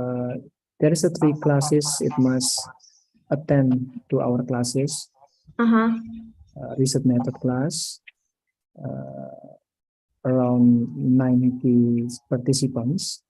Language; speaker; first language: English; non-native, learner; Indonesian